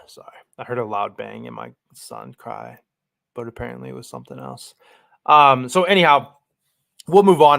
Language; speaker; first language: English; native; English